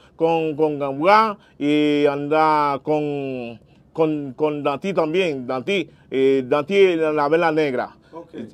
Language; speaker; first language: Spanish; non-native, fluent; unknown